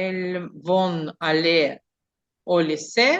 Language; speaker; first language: French; non-native, learner; Ukrainian